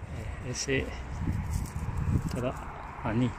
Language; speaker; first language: Spanish; non-native, learner; Chinese